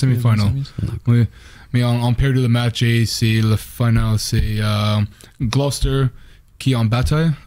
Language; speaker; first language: French; non-native, learner; English